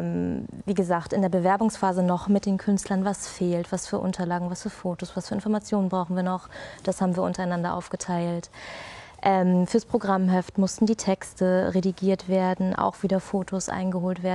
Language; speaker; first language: German; native; German